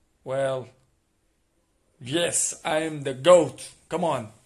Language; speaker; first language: English; non-native, learner; Portuguese